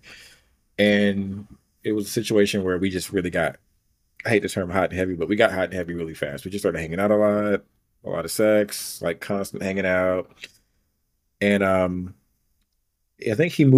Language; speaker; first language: English; native; English